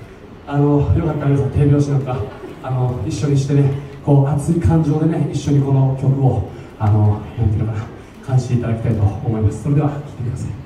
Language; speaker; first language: Japanese; native; Japanese